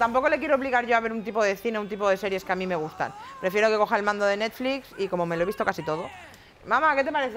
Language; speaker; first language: Spanish; native; Spanish